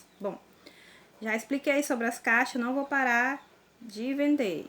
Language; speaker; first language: Portuguese; native; Portuguese